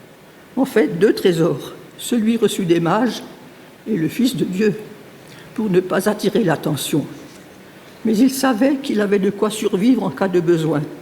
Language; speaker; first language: French; native; French